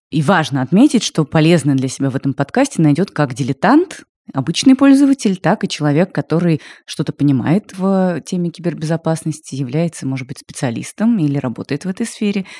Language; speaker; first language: Russian; native; Russian